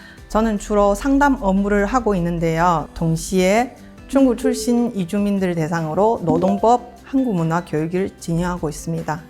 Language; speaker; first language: Korean; non-native, fluent; Chinese